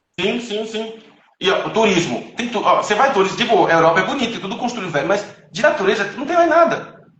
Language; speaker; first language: Portuguese; non-native, fluent; Chinese